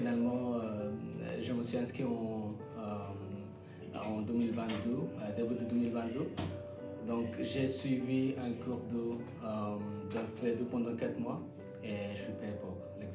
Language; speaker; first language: French; non-native, fluent; Bangla